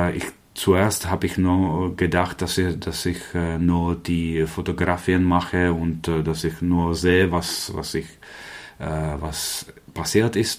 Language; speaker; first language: German; non-native, fluent; Czech